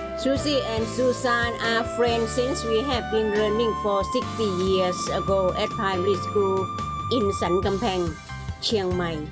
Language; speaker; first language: English; non-native, learner; Thai